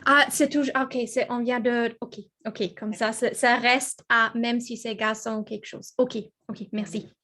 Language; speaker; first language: French; non-native, learner; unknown